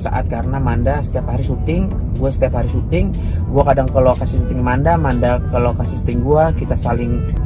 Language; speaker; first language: Indonesian; native; Indonesian